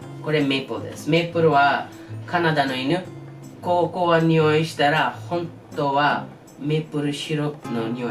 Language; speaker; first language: Japanese; non-native, learner; English